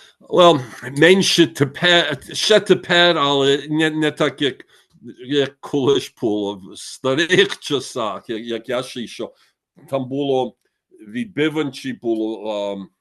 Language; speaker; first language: Ukrainian; early bilingual, heritage; Ukrainian